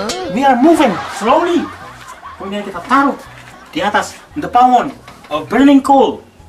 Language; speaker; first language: English; non-native, learner; Indonesian